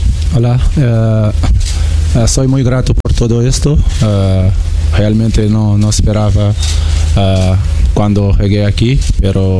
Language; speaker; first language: Spanish; non-native, fluent; Portuguese